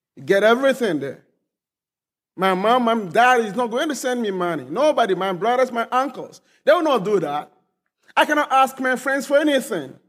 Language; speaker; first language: English; non-native, local second language; Akan